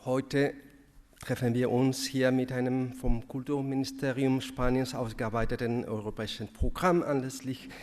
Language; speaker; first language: German; non-native, fluent; Spanish